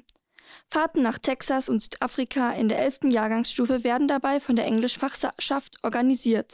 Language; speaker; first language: German; native; German